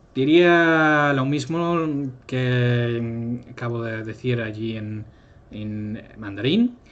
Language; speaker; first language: Spanish; non-native, fluent; English